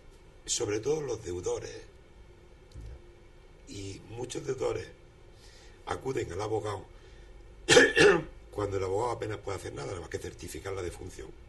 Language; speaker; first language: Spanish; native; Spanish